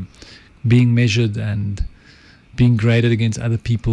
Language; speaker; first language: English; non-native, local second language; Afrikaans